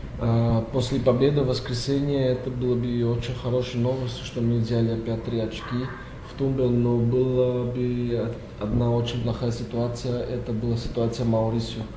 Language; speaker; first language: Russian; non-native, learner; Greek